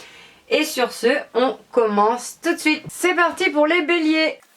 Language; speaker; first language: French; native; French